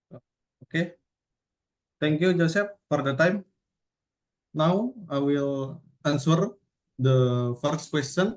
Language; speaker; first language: English; non-native, learner; Indonesian